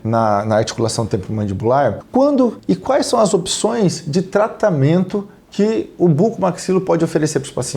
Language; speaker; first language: Portuguese; native; Portuguese